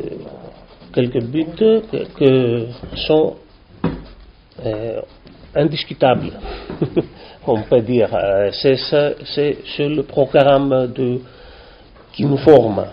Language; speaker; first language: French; non-native, learner; Greek